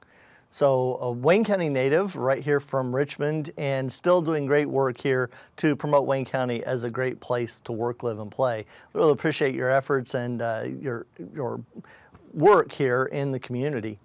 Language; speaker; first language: English; native; English